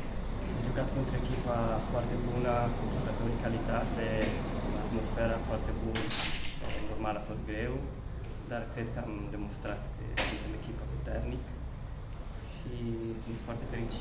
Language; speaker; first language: Romanian; non-native, learner; Italian